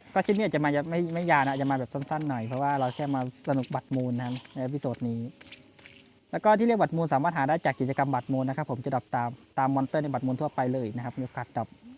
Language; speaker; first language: Thai; native; Thai